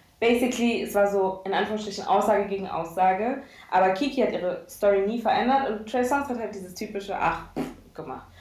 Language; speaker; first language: German; early bilingual, other home language; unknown